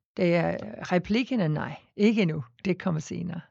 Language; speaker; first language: Danish; non-native, fluent; English